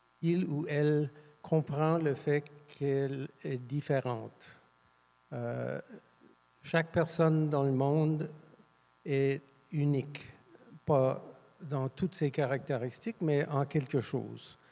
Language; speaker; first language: French; non-native, fluent; English